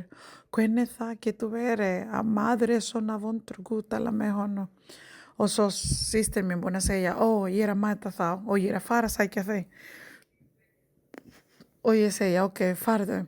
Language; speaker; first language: Icelandic; non-native, learner; Spanish